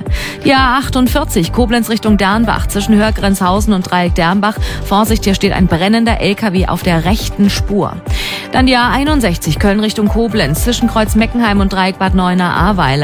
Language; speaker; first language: German; native; German